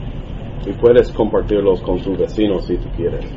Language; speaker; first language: Spanish; non-native, learner; English